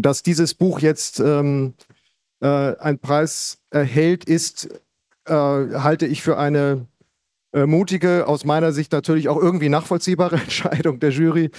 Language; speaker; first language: German; native; German